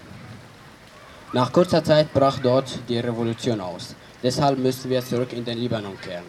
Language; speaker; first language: German; early bilingual, other home language; Arabic